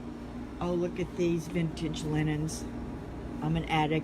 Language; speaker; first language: English; native; English